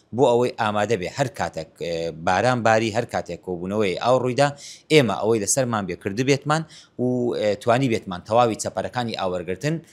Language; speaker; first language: Central Kurdish; native; Central Kurdish